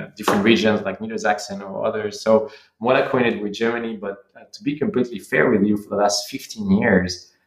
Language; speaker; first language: English; non-native, fluent; French